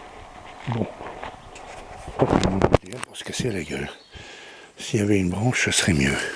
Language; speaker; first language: French; native; French